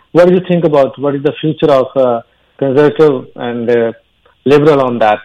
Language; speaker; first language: English; non-native, local second language; Punjabi